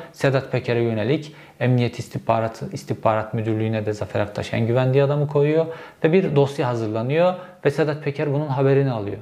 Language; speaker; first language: Turkish; native; Turkish